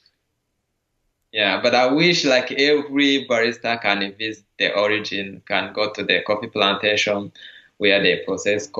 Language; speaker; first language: English; non-native, local second language; Kinyarwanda